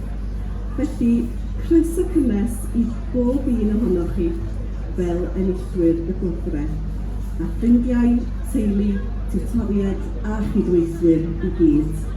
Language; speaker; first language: Welsh; native; Welsh